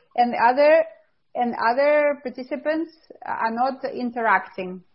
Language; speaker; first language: English; non-native, fluent; Russian